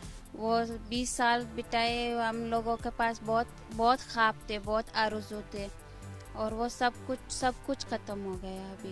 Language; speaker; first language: Hindi; non-native, fluent; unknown